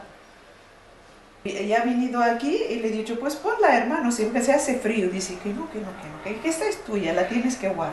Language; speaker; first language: Spanish; non-native, fluent; Arabic